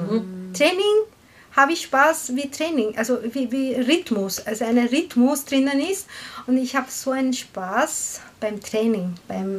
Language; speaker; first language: German; non-native, learner; Korean